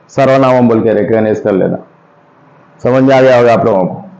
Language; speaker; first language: Hindi; non-native, local second language; Telugu